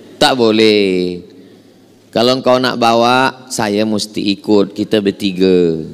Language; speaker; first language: Malay; native; Malay